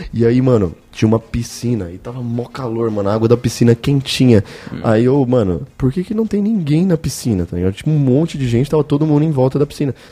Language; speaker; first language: Portuguese; native; Portuguese